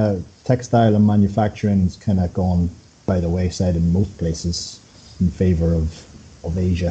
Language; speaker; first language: English; native; English